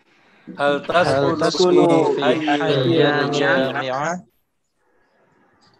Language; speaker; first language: Arabic; non-native, learner; Indonesian